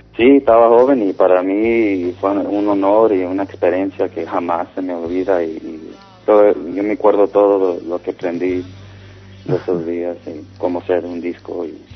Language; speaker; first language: Spanish; early bilingual, heritage; Spanish